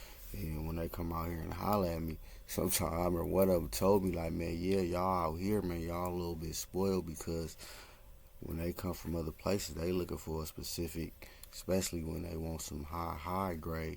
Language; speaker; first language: English; native; English